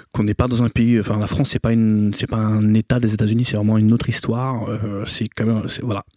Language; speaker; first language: French; native; French